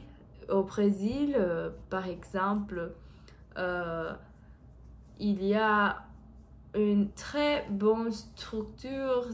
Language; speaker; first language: French; non-native, learner; Portuguese